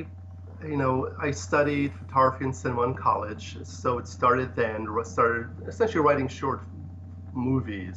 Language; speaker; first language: English; early bilingual, other home language; Polish